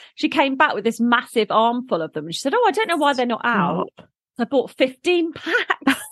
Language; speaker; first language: English; native; English